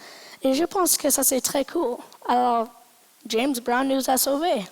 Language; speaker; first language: French; non-native, local second language; English